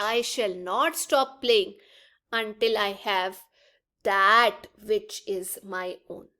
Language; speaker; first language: English; non-native, local second language; Punjabi